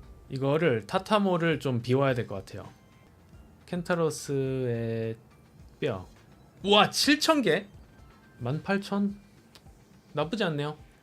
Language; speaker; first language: Korean; non-native, fluent; English